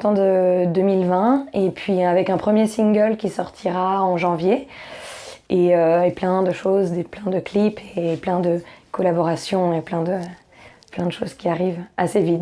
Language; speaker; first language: French; native; French